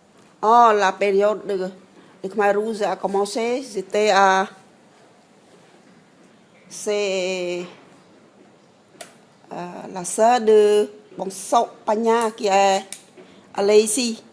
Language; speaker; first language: French; non-native, learner; Khmer